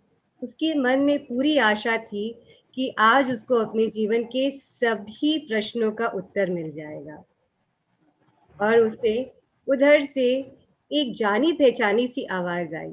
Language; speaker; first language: Hindi; native; Hindi